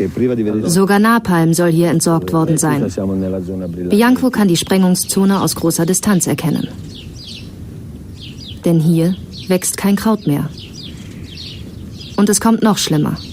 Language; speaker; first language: German; native; German